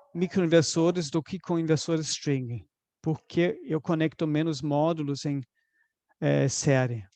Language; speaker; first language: Portuguese; non-native, fluent; German